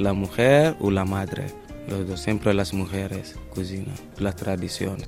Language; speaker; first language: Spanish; non-native, learner; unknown